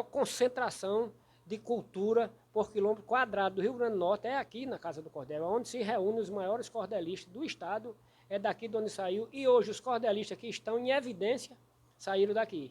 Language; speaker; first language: Portuguese; native; Portuguese